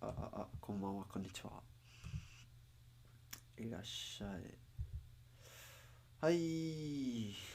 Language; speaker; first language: Japanese; non-native, learner; English